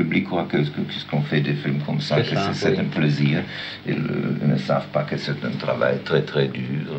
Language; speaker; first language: French; non-native, learner; German